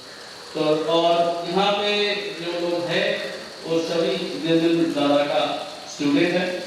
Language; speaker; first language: Hindi; non-native, local second language; Bangla